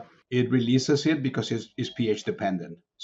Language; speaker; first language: English; non-native, fluent; Spanish